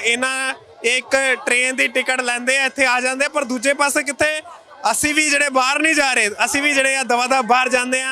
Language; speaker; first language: Hindi; non-native, local second language; Punjabi